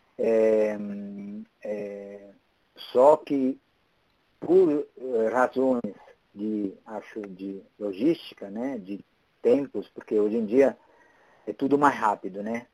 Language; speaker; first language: Portuguese; non-native, fluent; Italian